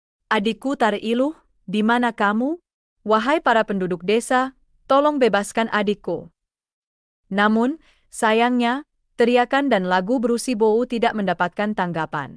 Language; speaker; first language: Indonesian; native; Indonesian